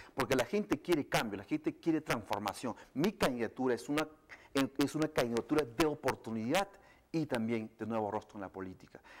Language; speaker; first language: Spanish; non-native, local second language; Shipibo-Conibo